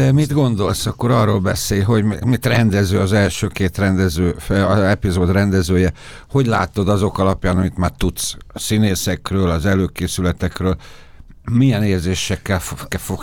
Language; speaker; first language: Hungarian; native; Hungarian